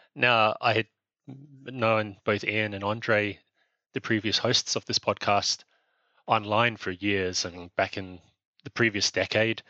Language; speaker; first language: English; native; English